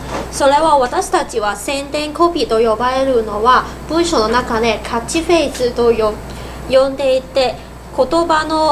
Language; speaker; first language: Japanese; non-native, learner; Cantonese